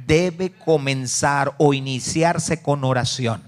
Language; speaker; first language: Spanish; native; Spanish